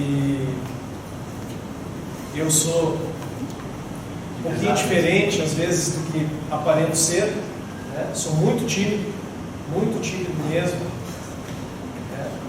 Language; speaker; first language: Portuguese; native; Portuguese